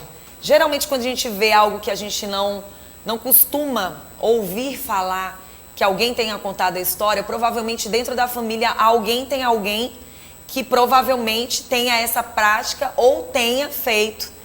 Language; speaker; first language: Portuguese; native; Portuguese